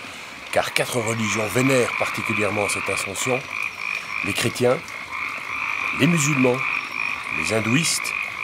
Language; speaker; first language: French; native; French